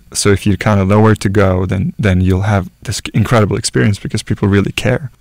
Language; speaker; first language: English; non-native, fluent; Norwegian